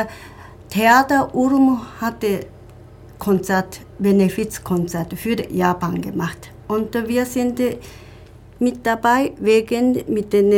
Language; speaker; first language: German; non-native, learner; Japanese